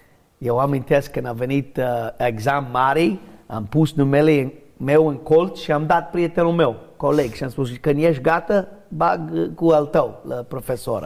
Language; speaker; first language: Romanian; non-native, learner; English